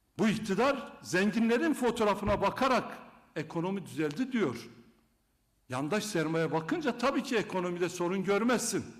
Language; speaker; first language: Turkish; non-native, local second language; Kurdish